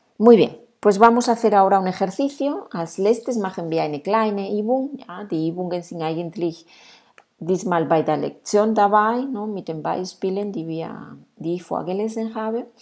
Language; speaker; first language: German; non-native, fluent; Spanish